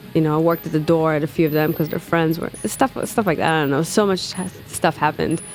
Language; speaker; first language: English; non-native, fluent; Hebrew